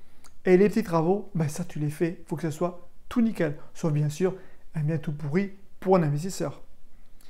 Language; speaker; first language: French; native; French